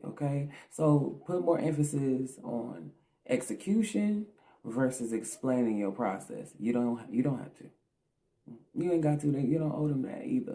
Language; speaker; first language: English; native; English